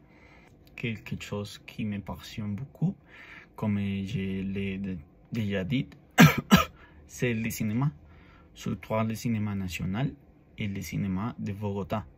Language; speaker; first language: French; non-native, learner; Spanish